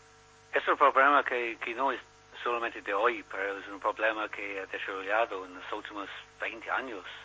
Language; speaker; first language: Spanish; non-native, learner; English